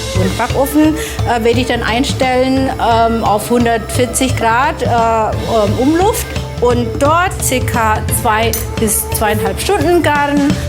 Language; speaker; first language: German; non-native, fluent; Indonesian